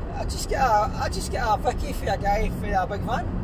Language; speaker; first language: English; native; English